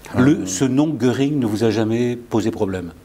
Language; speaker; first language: French; native; French